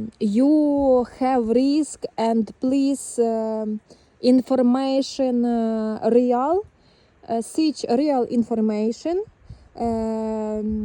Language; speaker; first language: English; non-native, learner; Ukrainian